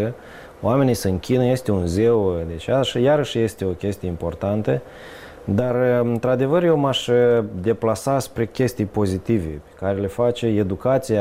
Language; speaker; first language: Romanian; native; Romanian